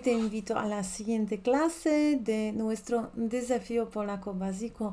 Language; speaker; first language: Spanish; non-native, fluent; Polish